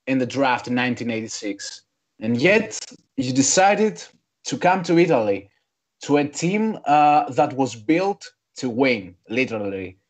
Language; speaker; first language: English; non-native, fluent; Greek